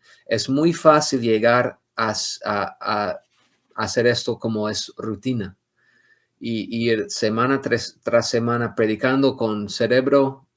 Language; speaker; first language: Spanish; non-native, fluent; English